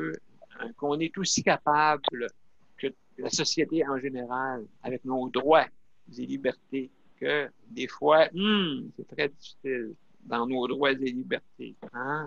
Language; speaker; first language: French; native; French